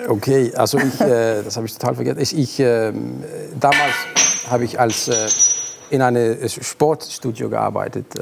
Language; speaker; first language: German; non-native, fluent; Arabic